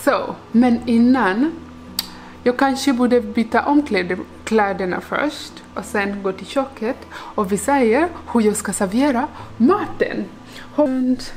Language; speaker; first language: Swedish; non-native, learner; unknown